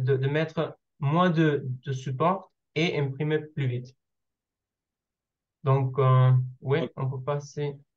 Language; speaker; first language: French; non-native, learner; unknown